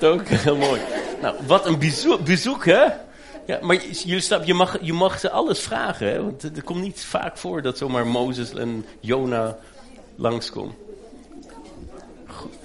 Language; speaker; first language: Dutch; native; Dutch